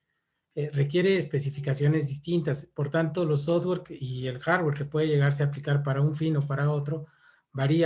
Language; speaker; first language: Spanish; native; Spanish